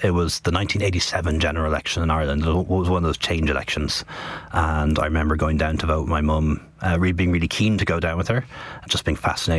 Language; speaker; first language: English; native; English